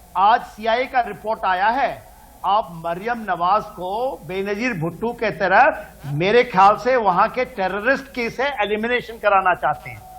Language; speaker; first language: Hindi; native; Hindi